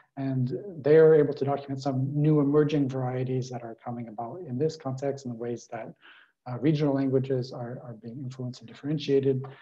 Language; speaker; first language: English; native; English